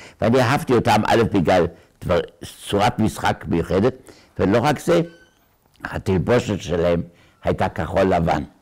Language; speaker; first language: Hebrew; early bilingual, other home language; German